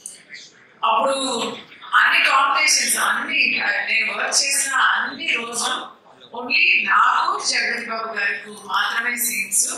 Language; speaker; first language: Telugu; non-native, local second language; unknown